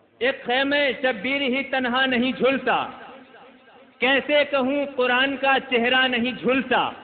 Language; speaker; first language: Urdu; native; Urdu